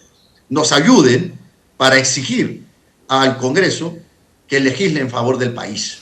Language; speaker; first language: Spanish; native; Spanish